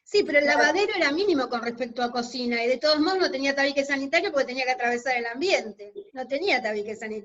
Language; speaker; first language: Spanish; native; Spanish